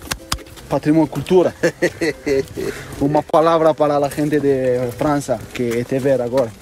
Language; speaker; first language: Spanish; non-native, learner; French